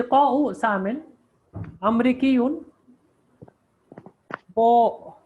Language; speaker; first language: Arabic; non-native, fluent; Hindi